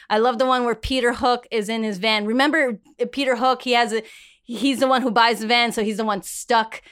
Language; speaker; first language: English; early bilingual, other home language; Spanish